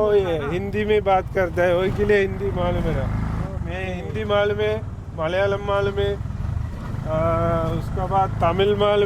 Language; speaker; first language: Hindi; non-native, learner; Tamil